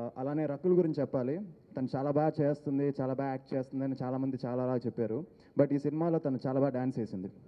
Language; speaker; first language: Telugu; native; Telugu